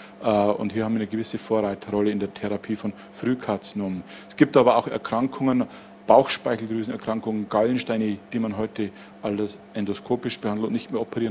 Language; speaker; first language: German; native; German